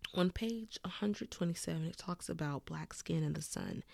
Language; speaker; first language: English; native; English